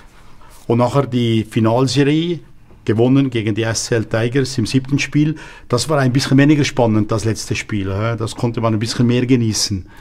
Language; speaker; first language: German; native; German